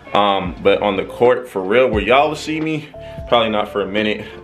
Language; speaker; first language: English; native; English